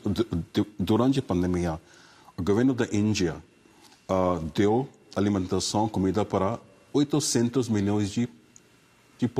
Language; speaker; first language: Portuguese; non-native, fluent; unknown